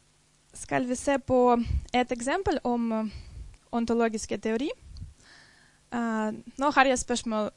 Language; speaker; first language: Norwegian; non-native, fluent; Dutch